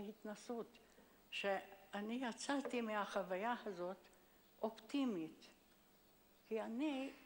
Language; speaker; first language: Hebrew; non-native, fluent; Hungarian